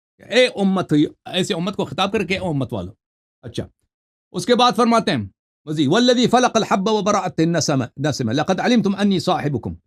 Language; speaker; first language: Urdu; non-native, fluent; Persian